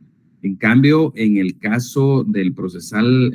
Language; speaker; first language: Spanish; native; Spanish